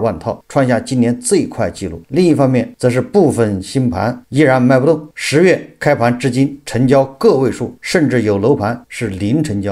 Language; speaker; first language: Chinese; native; Chinese